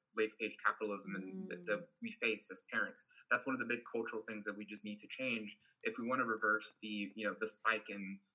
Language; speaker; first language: English; non-native, fluent; Portuguese